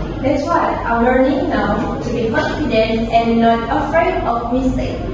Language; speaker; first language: English; non-native, learner; Indonesian